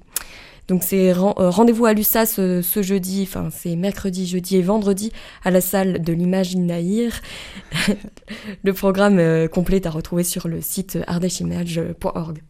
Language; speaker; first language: French; native; French